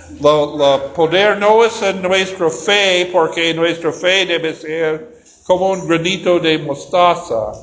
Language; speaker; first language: Spanish; non-native, learner; English